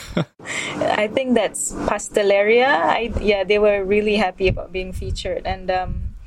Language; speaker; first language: English; non-native, local second language; Malay